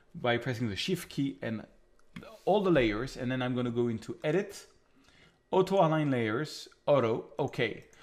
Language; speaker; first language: English; non-native, fluent; French